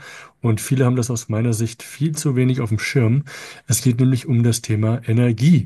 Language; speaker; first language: German; native; German